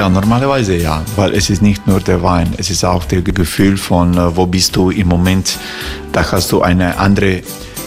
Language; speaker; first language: German; non-native, fluent; Croatian